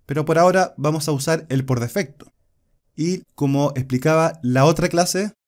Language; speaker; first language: Spanish; native; Spanish